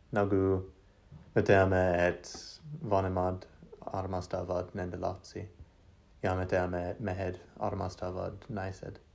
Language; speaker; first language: Estonian; non-native, learner; English